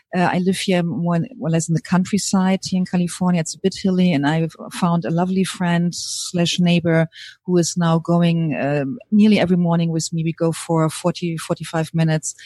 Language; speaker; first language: English; non-native, fluent; German